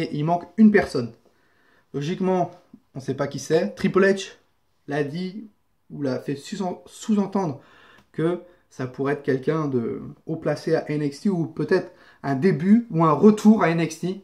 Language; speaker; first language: French; native; French